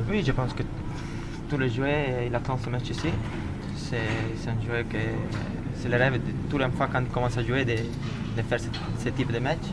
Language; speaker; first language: French; non-native, fluent; Italian